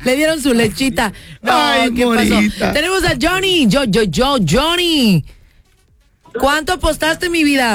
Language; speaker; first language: Spanish; native; Spanish